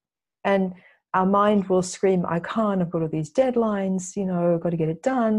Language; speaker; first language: English; native; English